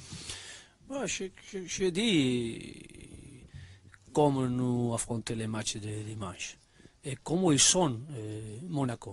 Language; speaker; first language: French; non-native, learner; Spanish